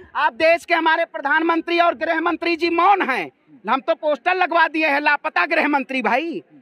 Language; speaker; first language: Hindi; native; Hindi